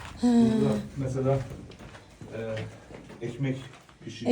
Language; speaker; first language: Turkish; non-native, learner; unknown